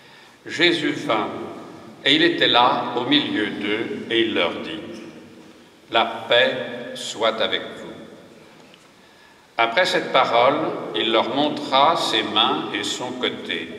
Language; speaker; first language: French; native; French